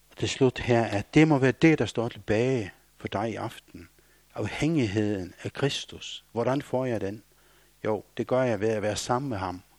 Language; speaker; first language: Danish; non-native, local second language; Faroese